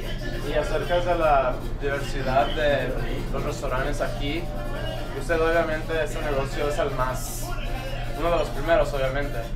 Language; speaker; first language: Spanish; early bilingual, other home language; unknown